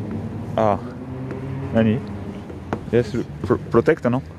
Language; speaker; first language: English; non-native, learner; French